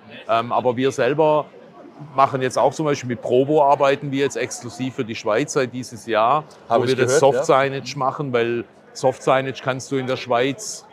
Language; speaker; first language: German; native; German